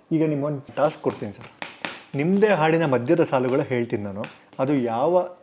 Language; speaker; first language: Kannada; native; Kannada